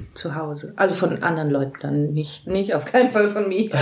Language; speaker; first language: German; native; German